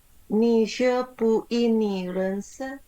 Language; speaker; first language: Chinese; non-native, learner; Indonesian